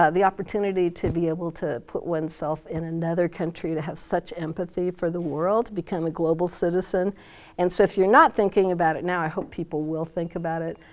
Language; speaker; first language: English; native; English